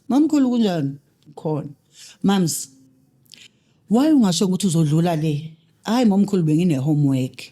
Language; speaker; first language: Zulu; native; Zulu